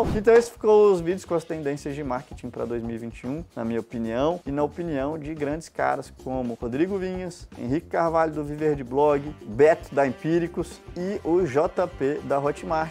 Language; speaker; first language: Portuguese; native; Portuguese